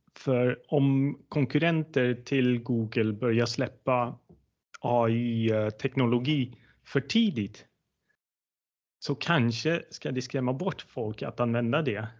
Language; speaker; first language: Swedish; non-native, fluent; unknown